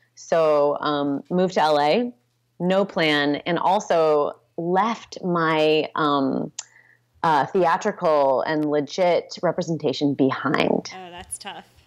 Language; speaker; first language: English; native; English